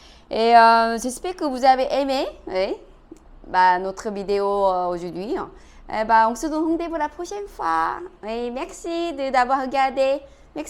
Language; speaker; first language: French; non-native, fluent; Korean